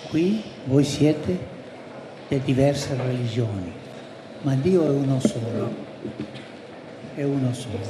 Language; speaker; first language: Italian; non-native, fluent; Spanish